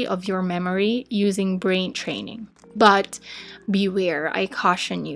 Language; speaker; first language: English; non-native, local second language; Filipino